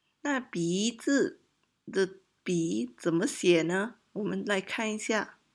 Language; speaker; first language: Chinese; non-native, local second language; Malay